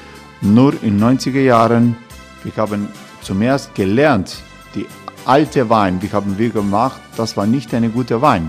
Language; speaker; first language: German; non-native, learner; Croatian